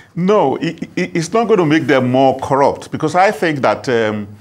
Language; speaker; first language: English; non-native, local second language; Igbo